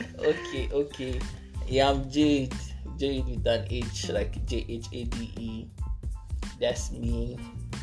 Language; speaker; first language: English; non-native, local second language; Yoruba